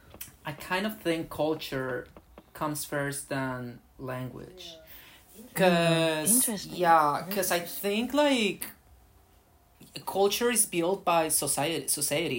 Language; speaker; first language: English; non-native, fluent; Spanish